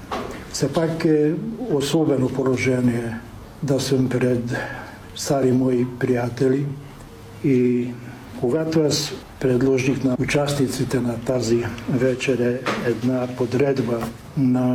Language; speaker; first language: Bulgarian; non-native, fluent; Hungarian